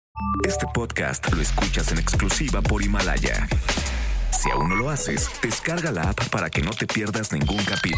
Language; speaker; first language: Spanish; native; Spanish